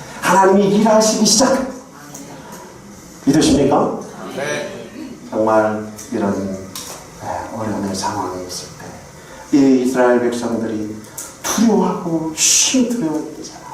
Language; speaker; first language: Korean; native; Korean